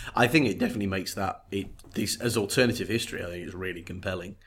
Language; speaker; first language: English; native; English